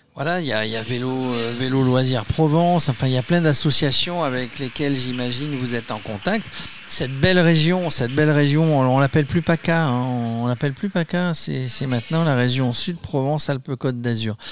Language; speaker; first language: French; native; French